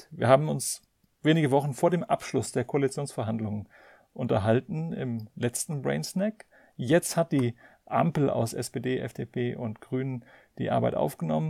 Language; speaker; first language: German; native; German